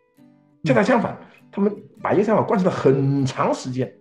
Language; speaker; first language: Chinese; native; Chinese